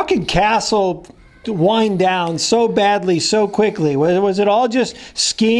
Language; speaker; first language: English; native; English